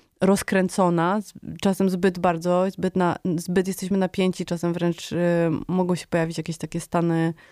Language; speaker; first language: Polish; native; Polish